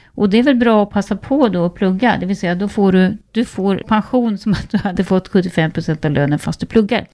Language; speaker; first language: Swedish; native; Swedish